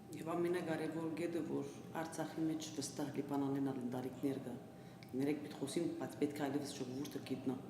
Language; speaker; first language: Armenian; early bilingual, heritage; Armenian